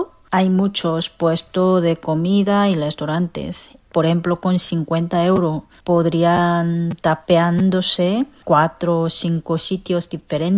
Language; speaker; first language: Spanish; non-native, fluent; Korean